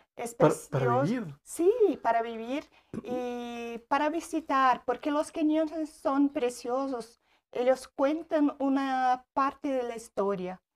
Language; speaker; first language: Spanish; non-native, learner; Portuguese